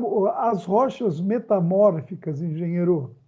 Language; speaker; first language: Portuguese; native; Portuguese